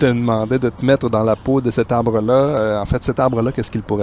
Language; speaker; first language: French; native; French